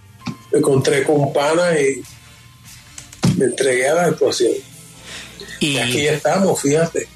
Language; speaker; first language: Spanish; early bilingual, heritage; Spanish